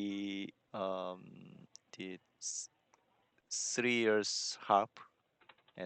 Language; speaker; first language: English; non-native, learner; Korean